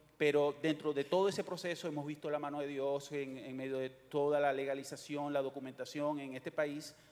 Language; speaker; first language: Spanish; native; Spanish